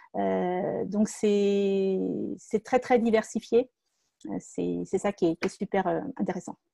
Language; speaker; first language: French; native; French